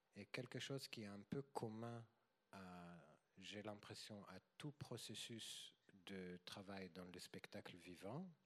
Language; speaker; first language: French; non-native, fluent; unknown